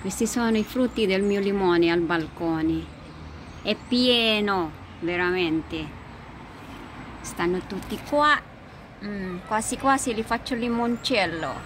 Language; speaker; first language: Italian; non-native, learner; Filipino